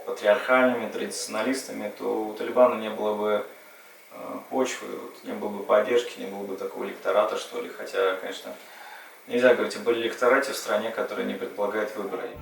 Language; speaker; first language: Russian; native; Russian